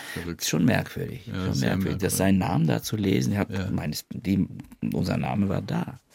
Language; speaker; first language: German; non-native, fluent; Bulgarian